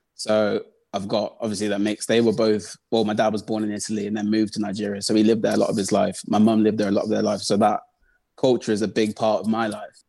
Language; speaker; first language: English; native; English